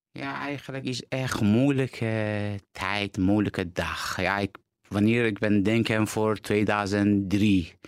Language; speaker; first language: Dutch; non-native, learner; Persian